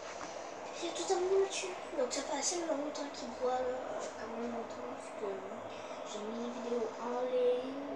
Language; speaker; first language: French; native; French